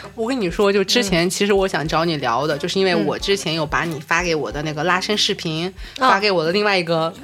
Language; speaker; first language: Chinese; native; Chinese